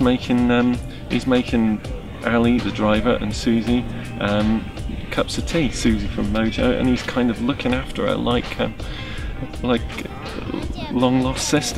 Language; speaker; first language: English; native; English